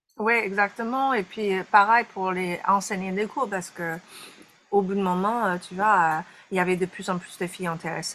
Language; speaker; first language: French; non-native, fluent; English